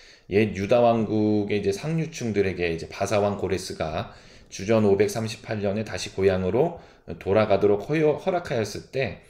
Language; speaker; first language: Korean; native; Korean